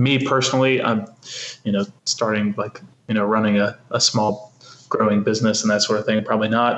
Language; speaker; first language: English; native; English